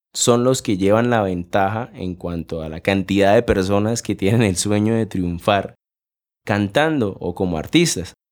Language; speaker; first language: Spanish; native; Spanish